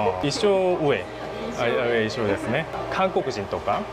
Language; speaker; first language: Japanese; non-native, learner; Korean